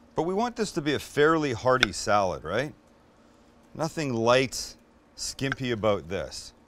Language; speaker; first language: English; native; English